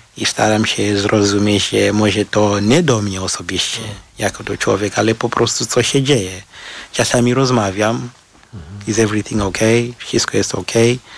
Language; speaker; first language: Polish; non-native, fluent; Shona